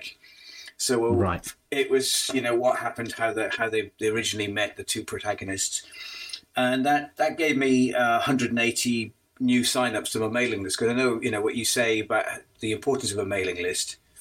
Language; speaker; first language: English; native; English